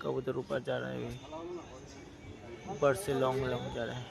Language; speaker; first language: Hindi; non-native, local second language; Bangla